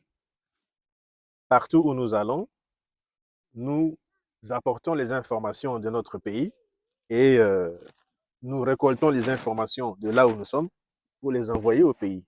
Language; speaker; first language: French; non-native, local second language; Kongo